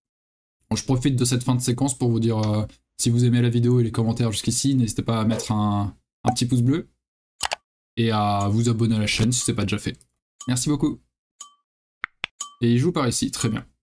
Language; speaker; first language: French; native; French